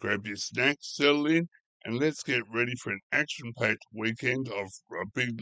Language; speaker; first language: English; native; English